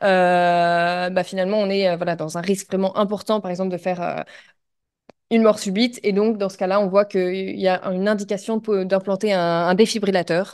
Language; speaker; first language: French; native; French